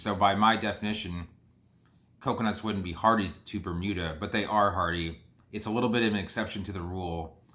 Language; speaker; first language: English; native; English